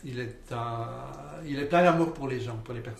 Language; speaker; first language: French; native; French